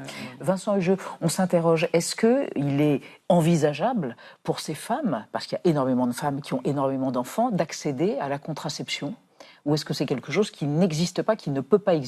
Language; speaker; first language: French; native; French